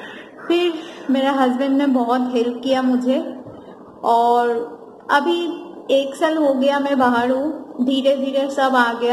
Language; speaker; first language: Hindi; non-native, fluent; Bangla